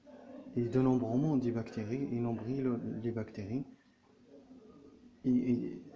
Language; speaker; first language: French; non-native, learner; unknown